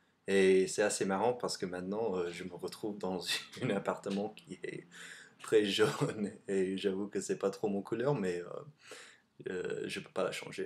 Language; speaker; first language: French; non-native, fluent; English